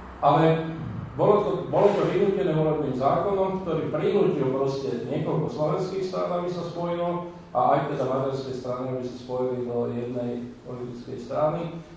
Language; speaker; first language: Slovak; non-native, local second language; Hungarian